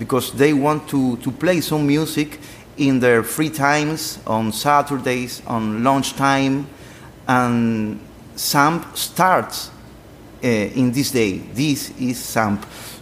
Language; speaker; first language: English; non-native, learner; Spanish